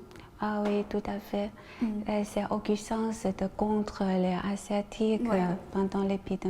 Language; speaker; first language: French; non-native, learner; Chinese